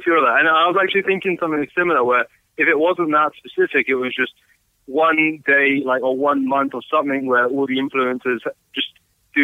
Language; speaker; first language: English; native; English